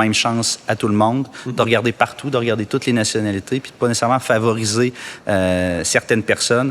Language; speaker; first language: French; native; French